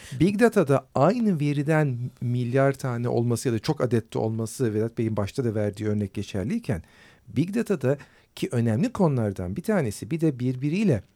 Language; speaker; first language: Turkish; native; Turkish